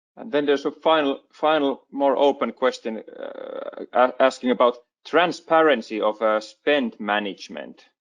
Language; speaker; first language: English; non-native, fluent; Finnish